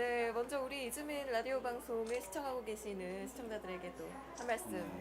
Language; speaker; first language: Korean; native; Korean